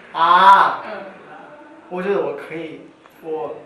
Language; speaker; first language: Chinese; non-native, learner; Korean